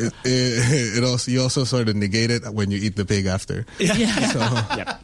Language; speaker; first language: English; non-native, local second language; Filipino